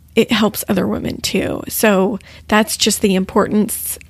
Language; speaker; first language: English; native; English